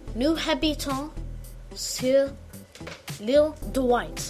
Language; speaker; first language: French; non-native, learner; English